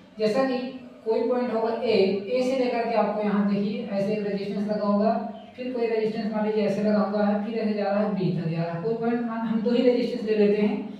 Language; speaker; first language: Hindi; native; Hindi